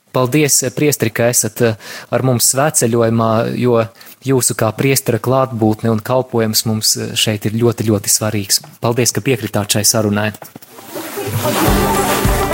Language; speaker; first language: Latvian; native; Latvian